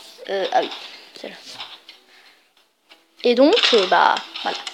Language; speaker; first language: French; native; French